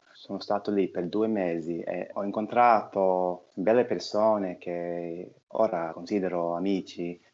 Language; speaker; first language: Italian; non-native, fluent; English